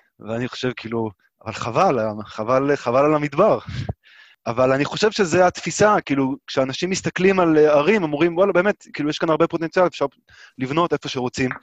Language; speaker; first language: Hebrew; native; Hebrew